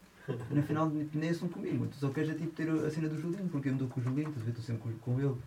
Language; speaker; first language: Portuguese; early bilingual, heritage; French